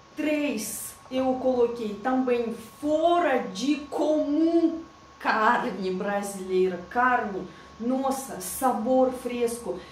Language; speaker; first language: Portuguese; non-native, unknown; Russian